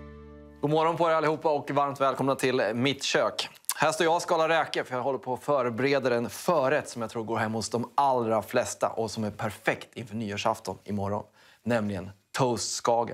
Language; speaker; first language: Swedish; native; Swedish